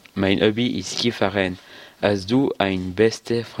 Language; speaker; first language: German; non-native, learner; French